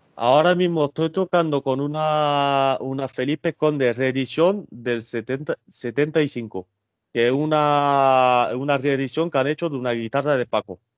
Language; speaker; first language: Spanish; early bilingual, other home language; French